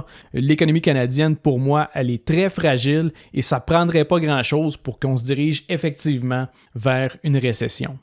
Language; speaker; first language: French; native; French